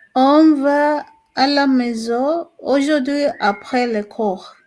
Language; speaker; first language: French; non-native, learner; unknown